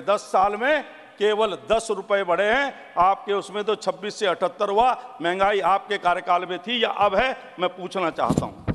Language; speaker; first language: Hindi; native; Hindi